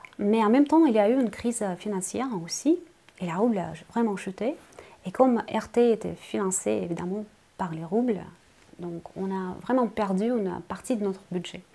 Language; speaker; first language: French; non-native, fluent; Russian